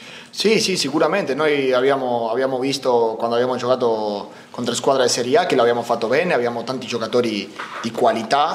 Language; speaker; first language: Italian; non-native, fluent; Spanish